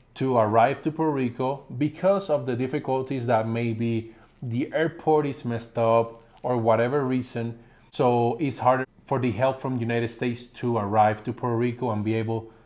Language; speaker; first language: English; non-native, fluent; Spanish